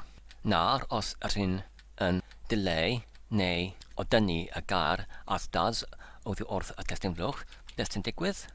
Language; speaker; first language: Welsh; non-native, local second language; English